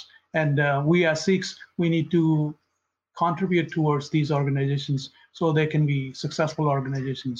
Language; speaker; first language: English; non-native, local second language; Punjabi